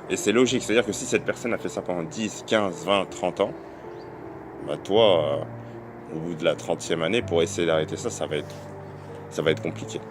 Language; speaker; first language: French; native; French